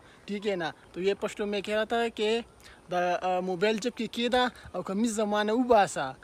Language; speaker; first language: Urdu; non-native, local second language; Pashto